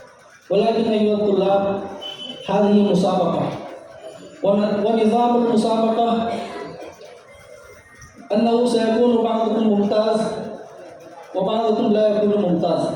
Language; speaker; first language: Arabic; non-native, fluent; Urdu